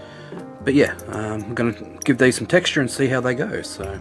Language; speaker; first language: English; native; English